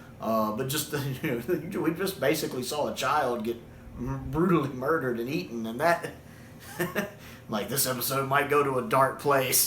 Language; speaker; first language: English; native; English